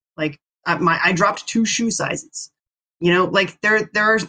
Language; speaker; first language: English; native; English